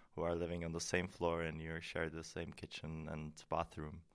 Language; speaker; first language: English; non-native, fluent; Czech